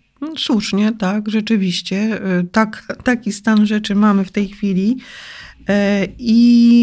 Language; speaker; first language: Polish; native; Polish